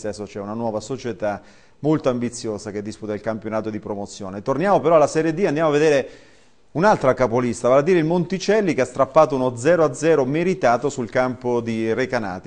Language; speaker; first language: Italian; native; Italian